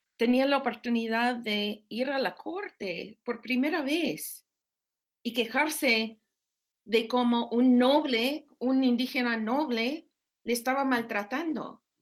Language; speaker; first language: Spanish; non-native, fluent; English